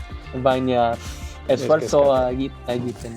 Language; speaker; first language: Basque; non-native, learner; English